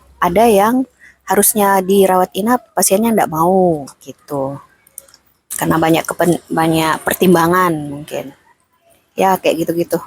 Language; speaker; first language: Indonesian; native; Indonesian